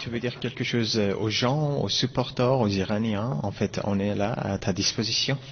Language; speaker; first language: French; non-native, fluent; Persian